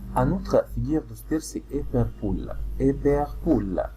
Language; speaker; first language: French; non-native, fluent; Arabic